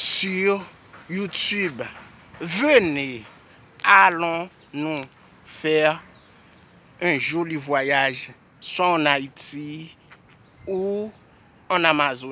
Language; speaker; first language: French; non-native, local second language; Haitian Creole